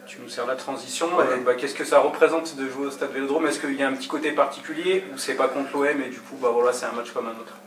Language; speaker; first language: French; native; French